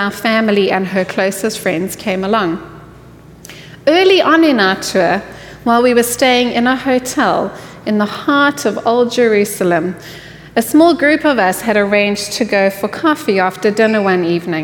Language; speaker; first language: English; native; English